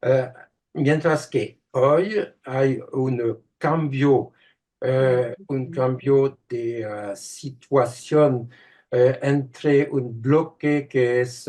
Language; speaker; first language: Spanish; non-native, fluent; French